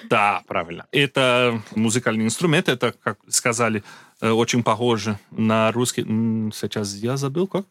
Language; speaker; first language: Russian; non-native, learner; Portuguese